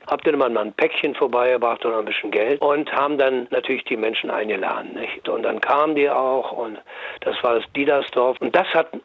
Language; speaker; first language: German; native; German